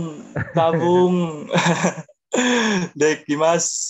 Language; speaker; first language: Japanese; non-native, learner; Indonesian